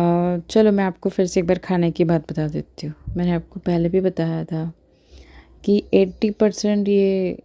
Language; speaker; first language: Hindi; native; Hindi